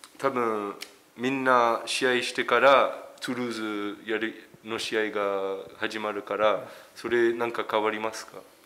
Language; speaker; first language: Japanese; early bilingual, heritage; French